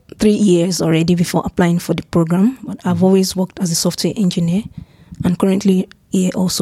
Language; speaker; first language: English; non-native, local second language; Yoruba